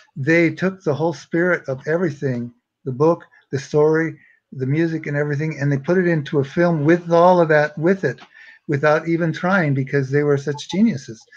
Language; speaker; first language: English; native; English